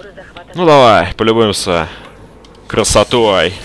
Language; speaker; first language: Russian; native; Russian